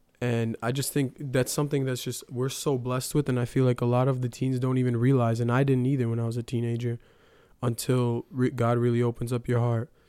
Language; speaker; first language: English; early bilingual, other home language; Ukrainian